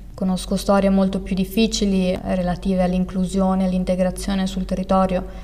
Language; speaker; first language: Italian; early bilingual, other home language; Albanian